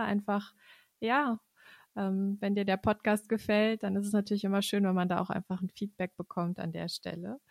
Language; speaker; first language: German; native; German